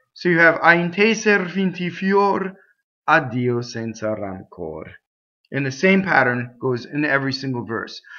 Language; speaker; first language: English; native; English